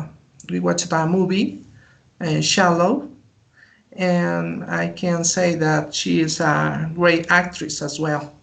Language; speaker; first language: English; non-native, learner; Spanish